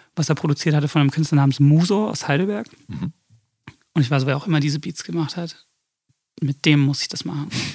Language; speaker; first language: German; early bilingual, other home language; English